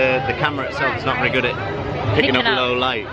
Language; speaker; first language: English; native; English